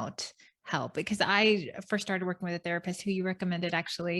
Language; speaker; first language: English; native; English